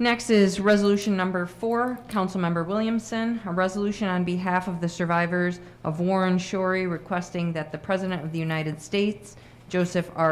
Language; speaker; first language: English; native; English